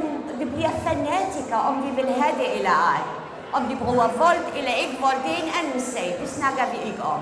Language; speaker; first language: Danish; non-native, fluent; Central Kurdish